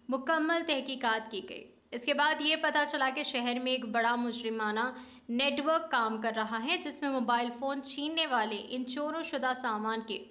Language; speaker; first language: Urdu; native; Urdu